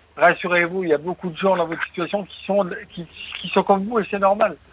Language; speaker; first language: French; native; French